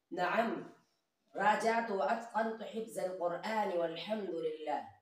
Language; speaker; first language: Arabic; non-native, learner; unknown